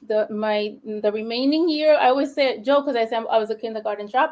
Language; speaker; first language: English; early bilingual, other home language; Spanish